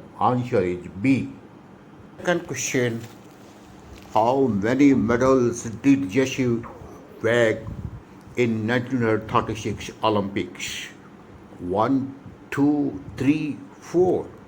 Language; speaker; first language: English; non-native, local second language; Odia